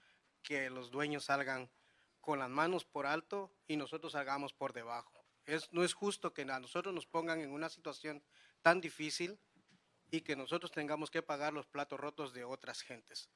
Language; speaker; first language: Spanish; native; Spanish